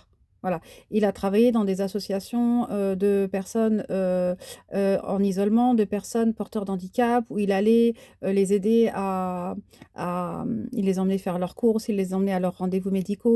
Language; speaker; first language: French; native; French